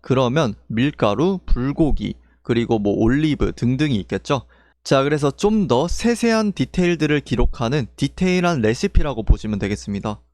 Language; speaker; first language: Korean; native; Korean